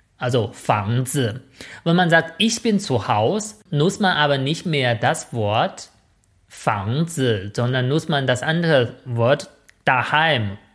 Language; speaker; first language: German; non-native, fluent; Chinese